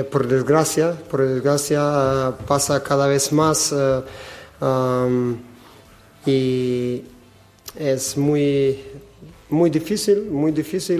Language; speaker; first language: Spanish; non-native, fluent; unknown